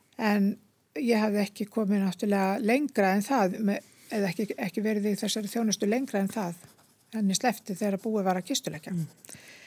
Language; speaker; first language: Icelandic; native; Icelandic